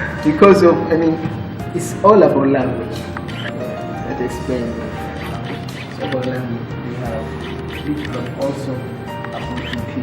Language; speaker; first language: English; non-native, local second language; Swahili